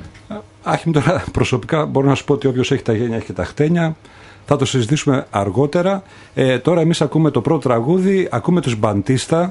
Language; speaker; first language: Greek; native; Greek